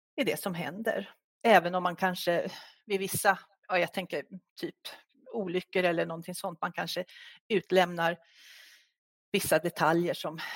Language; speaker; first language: Swedish; native; Swedish